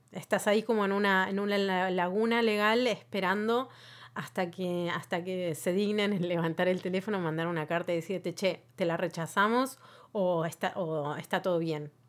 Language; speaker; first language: Spanish; native; Spanish